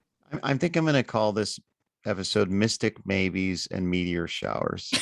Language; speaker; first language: English; native; English